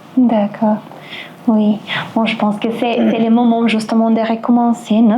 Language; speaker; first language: French; non-native, fluent; Spanish